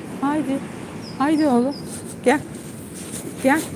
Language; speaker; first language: Turkish; native; Turkish